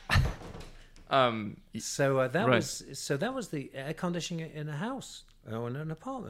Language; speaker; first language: English; native; English